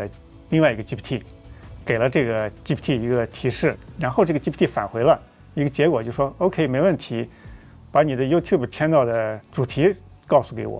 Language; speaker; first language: Chinese; native; Chinese